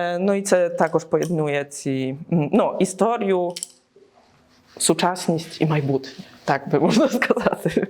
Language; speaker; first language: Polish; non-native, learner; Ukrainian